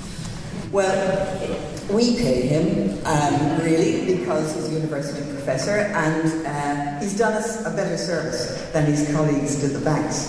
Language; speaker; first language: English; native; English